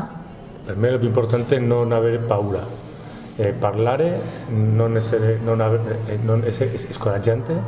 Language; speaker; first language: Italian; non-native, learner; Spanish